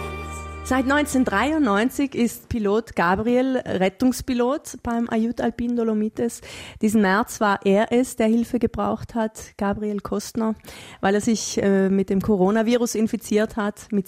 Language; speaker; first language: German; native; German